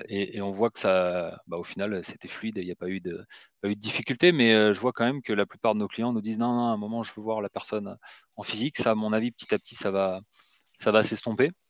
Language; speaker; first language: French; native; French